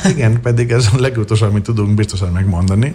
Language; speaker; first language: Hungarian; non-native, fluent; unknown